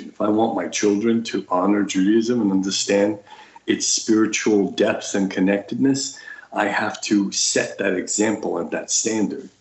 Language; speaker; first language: English; early bilingual, other home language; Russian